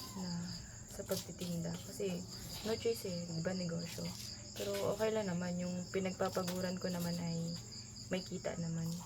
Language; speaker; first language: Filipino; native; Filipino